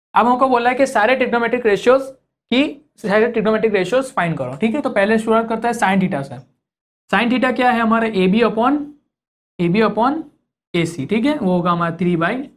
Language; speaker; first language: Hindi; native; Hindi